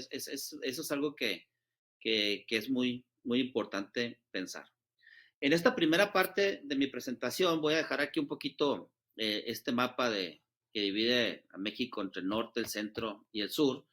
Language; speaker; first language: Spanish; native; Spanish